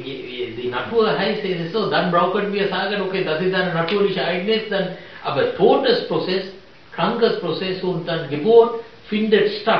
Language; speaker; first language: German; non-native, fluent; Sinhala